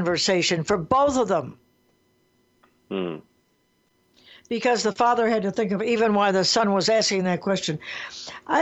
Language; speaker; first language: English; native; English